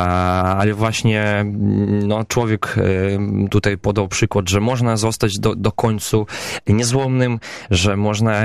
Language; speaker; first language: Polish; non-native, local second language; Belarusian